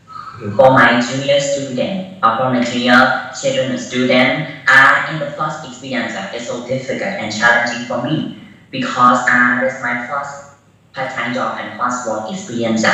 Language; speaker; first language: English; non-native, learner; Burmese